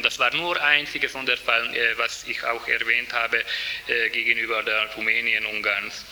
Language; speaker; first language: German; non-native, fluent; Hungarian